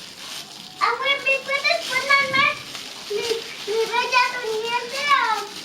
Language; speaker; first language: Spanish; native; Spanish